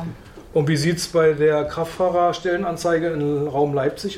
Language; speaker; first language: German; native; German